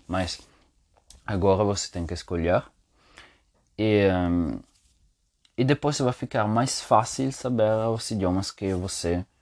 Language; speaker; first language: Portuguese; non-native, learner; Spanish